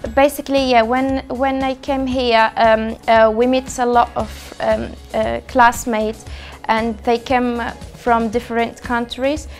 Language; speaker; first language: English; non-native, learner; Arabic